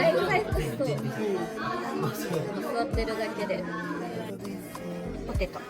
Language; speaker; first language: Japanese; native; Japanese